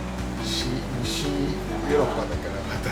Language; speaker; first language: Japanese; non-native, learner; Portuguese